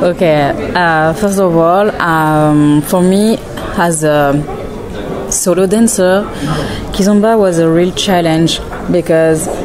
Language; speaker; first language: English; non-native, learner; French